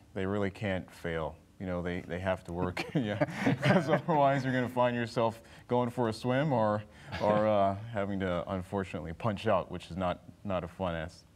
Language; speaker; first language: English; native; English